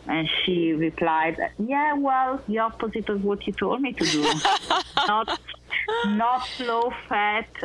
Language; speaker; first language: English; non-native, fluent; Italian